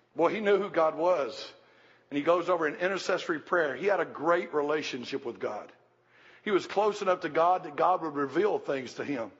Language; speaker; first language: English; native; English